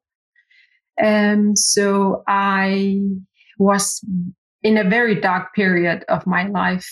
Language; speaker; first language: English; non-native, fluent; Kalaallisut